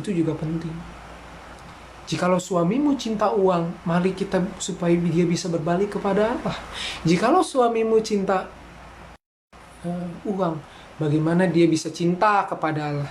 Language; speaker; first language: Indonesian; native; Indonesian